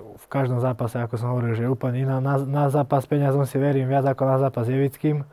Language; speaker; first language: Slovak; early bilingual, heritage; Slovak